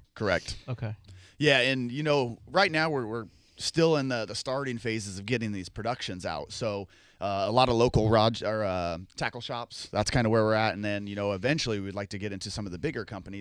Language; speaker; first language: English; native; English